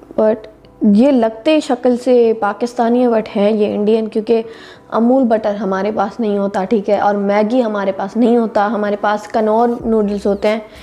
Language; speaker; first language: Urdu; native; Urdu